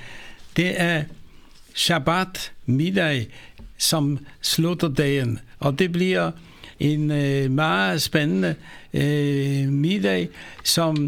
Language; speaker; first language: Danish; non-native, fluent; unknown